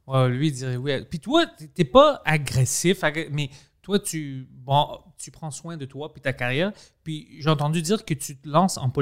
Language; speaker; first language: French; non-native, local second language; English